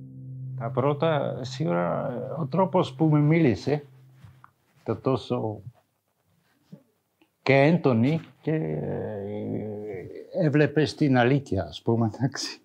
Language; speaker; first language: Greek; non-native, fluent; French